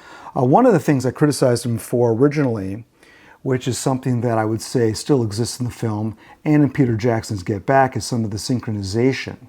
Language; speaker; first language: English; native; English